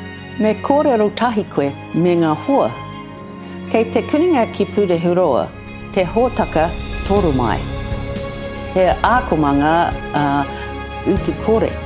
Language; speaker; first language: Māori; non-native, learner; English